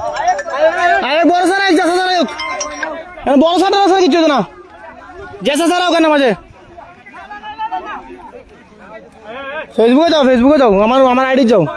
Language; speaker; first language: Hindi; non-native, learner; Bangla